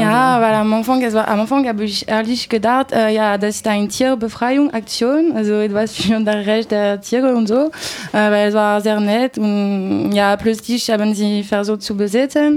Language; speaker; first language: German; non-native, learner; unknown